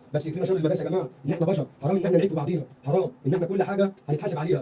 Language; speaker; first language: Arabic; native; Arabic